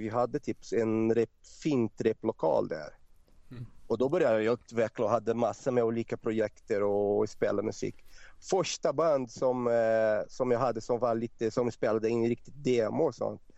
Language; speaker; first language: Swedish; non-native, fluent; Portuguese